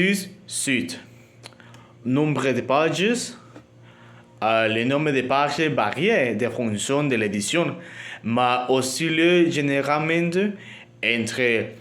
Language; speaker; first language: French; non-native, learner; Spanish